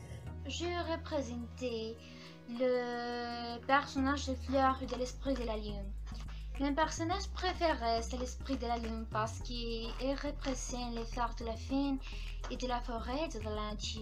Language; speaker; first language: French; non-native, learner; Spanish